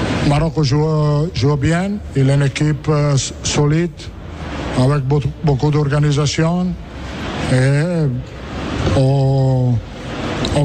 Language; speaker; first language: French; non-native, fluent; Italian